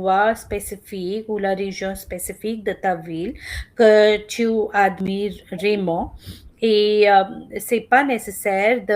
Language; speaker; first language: French; non-native, fluent; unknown